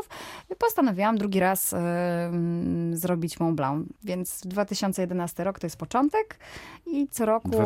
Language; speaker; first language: Polish; native; Polish